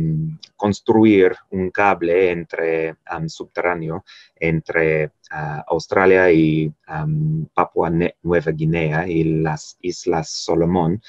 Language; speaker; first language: Spanish; non-native, fluent; English